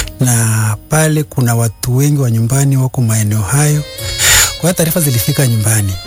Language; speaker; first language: Swahili; native; Swahili